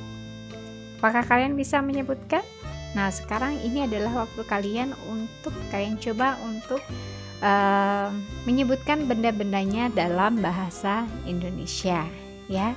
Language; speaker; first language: Indonesian; native; Indonesian